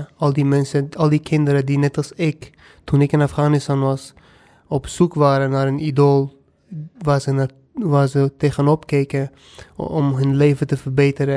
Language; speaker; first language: Dutch; non-native, fluent; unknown